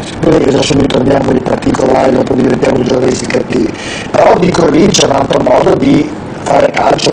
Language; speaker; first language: Italian; native; Italian